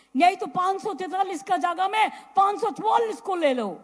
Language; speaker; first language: Hindi; non-native, local second language; Bangla